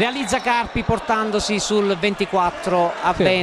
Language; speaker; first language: Italian; native; Italian